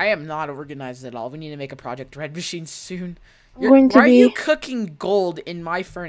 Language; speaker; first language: English; native; English